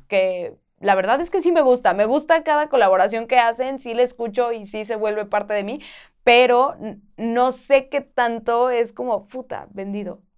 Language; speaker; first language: Spanish; native; Spanish